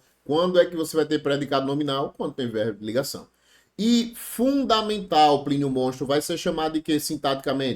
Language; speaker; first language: Portuguese; native; Portuguese